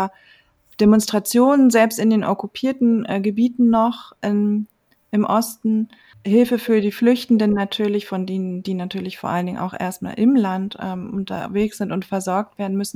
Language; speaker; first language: German; native; German